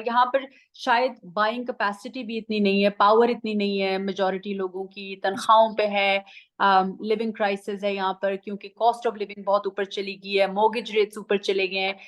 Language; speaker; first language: Urdu; non-native, fluent; Persian